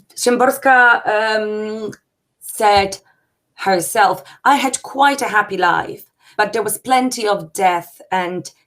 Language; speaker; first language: English; non-native, fluent; Polish